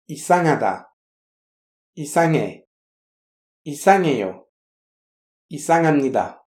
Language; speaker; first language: Korean; non-native, fluent; French